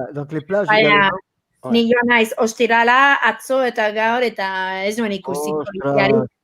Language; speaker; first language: Basque; early bilingual, heritage; English